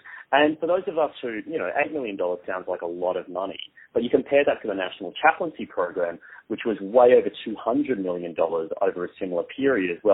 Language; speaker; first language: English; native; English